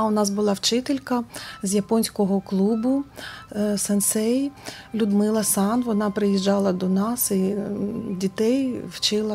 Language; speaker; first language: Ukrainian; non-native, local second language; Russian